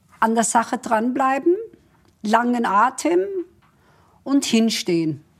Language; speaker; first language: German; early bilingual, other home language; Kurdish